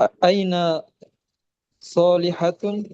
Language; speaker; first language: Arabic; non-native, learner; Indonesian